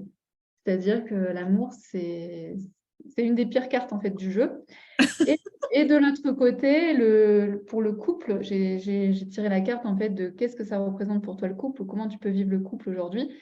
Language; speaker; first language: French; native; French